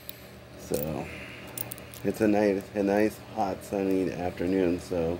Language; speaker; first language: English; native; English